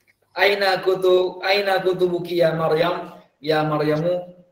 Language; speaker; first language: Arabic; non-native, fluent; Indonesian